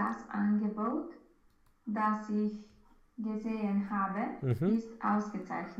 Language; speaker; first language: German; non-native, learner; Romanian